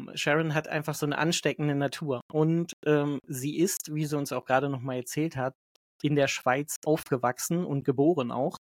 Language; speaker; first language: German; native; German